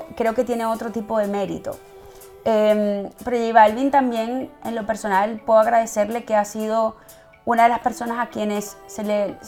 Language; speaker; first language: Spanish; native; Spanish